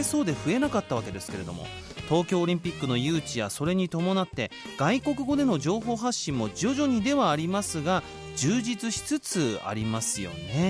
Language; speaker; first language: Japanese; native; Japanese